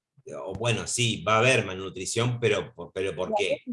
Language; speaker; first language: Spanish; native; Spanish